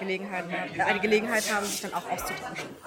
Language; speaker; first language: German; early bilingual, other home language; Vietnamese